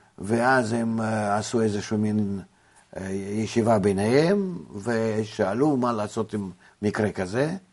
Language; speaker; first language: Hebrew; non-native, fluent; Russian